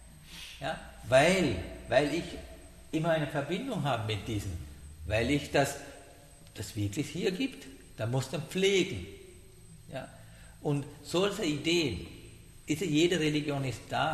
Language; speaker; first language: German; non-native, learner; Sinhala